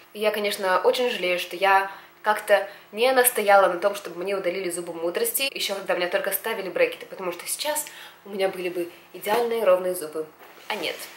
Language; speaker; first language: Russian; native; Russian